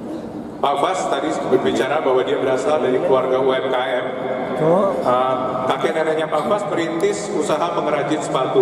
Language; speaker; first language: Indonesian; native; Indonesian